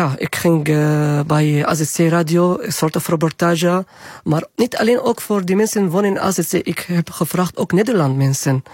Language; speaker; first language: Dutch; non-native, learner; Arabic